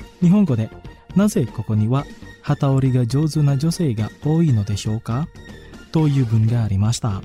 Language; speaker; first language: Japanese; non-native, fluent; Indonesian